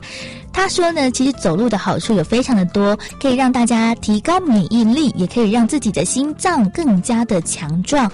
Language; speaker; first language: Chinese; native; Chinese